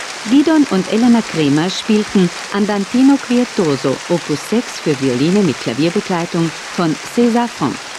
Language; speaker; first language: German; native; German